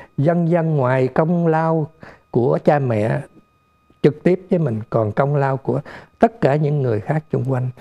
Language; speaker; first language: Vietnamese; native; Vietnamese